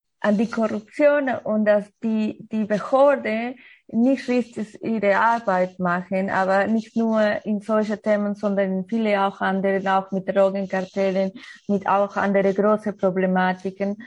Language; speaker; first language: German; non-native, learner; Spanish